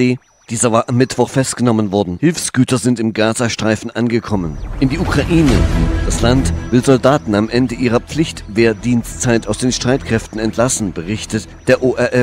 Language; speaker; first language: German; native; German